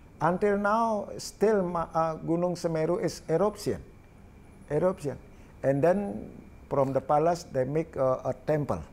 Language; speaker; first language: English; non-native, learner; Balinese